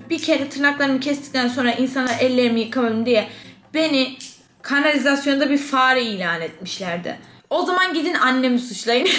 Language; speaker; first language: Turkish; native; Turkish